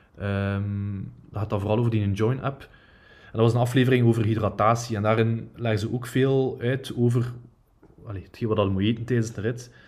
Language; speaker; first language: Dutch; native; Dutch